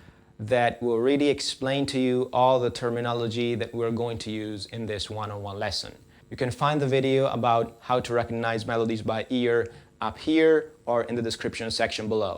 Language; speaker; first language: English; non-native, fluent; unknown